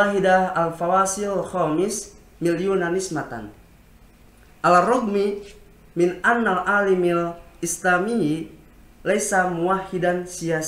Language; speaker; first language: Arabic; non-native, learner; Indonesian